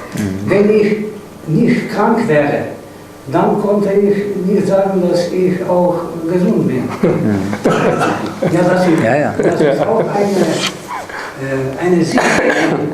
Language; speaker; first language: German; non-native, fluent; Slovenian